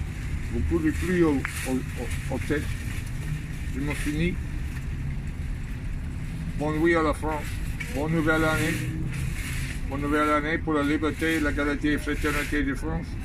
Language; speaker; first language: French; non-native, learner; English